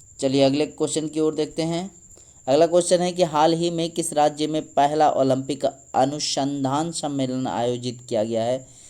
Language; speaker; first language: Hindi; native; Hindi